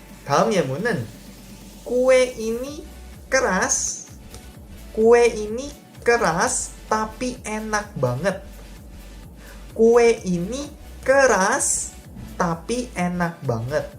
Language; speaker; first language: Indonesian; non-native, fluent; Korean